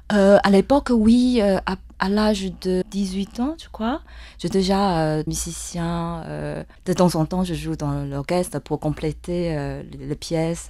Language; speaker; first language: French; non-native, fluent; Chinese